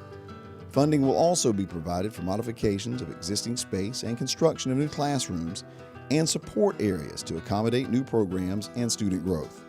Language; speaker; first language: English; native; English